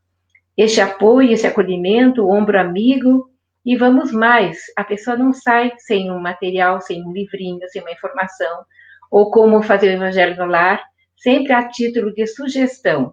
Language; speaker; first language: Portuguese; native; Portuguese